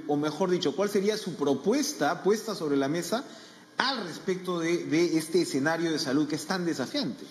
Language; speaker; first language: Spanish; native; Spanish